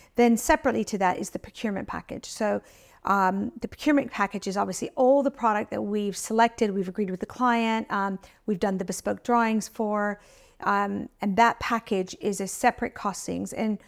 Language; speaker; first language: English; early bilingual, other home language; Italian